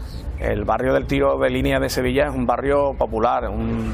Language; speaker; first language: Spanish; native; Spanish